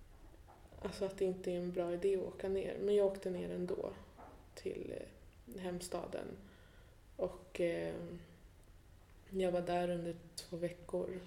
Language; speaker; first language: Swedish; early bilingual, other home language; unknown